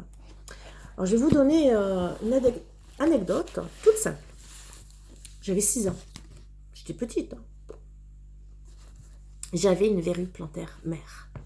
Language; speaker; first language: French; native; French